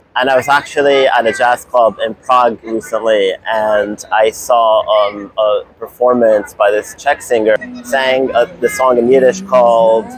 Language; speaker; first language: English; native; English